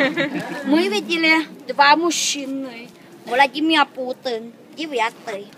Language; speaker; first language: Russian; non-native, learner; Thai